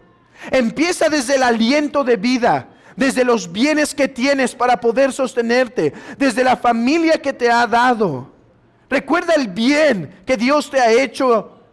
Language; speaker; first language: Spanish; native; Spanish